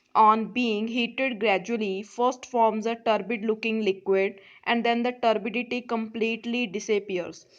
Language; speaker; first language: English; non-native, local second language; Punjabi